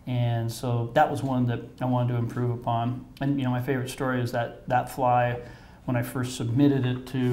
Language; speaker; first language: English; native; English